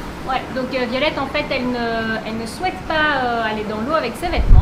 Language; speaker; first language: French; native; French